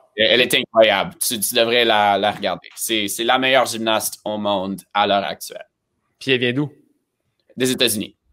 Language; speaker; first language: French; early bilingual, other home language; Romanian